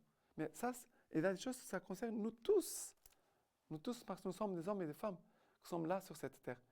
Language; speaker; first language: French; non-native, fluent; Portuguese